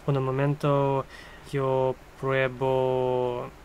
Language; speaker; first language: Spanish; non-native, learner; Russian